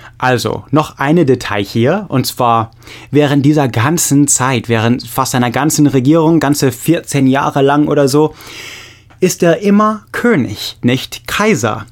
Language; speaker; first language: German; non-native, fluent; English